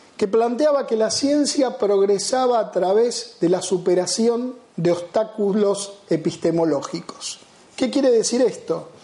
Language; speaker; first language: Spanish; native; Spanish